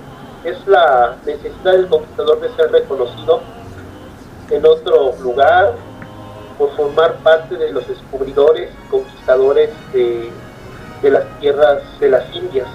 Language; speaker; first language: Spanish; native; Spanish